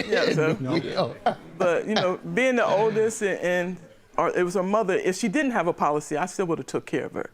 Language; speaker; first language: English; native; English